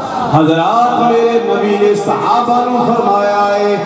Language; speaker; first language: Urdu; non-native, local second language; Punjabi